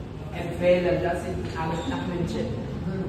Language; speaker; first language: German; non-native, learner; Vietnamese